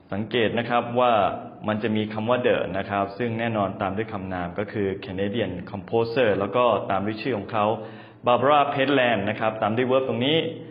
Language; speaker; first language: Thai; native; Thai